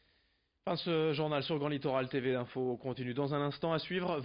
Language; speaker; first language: French; native; French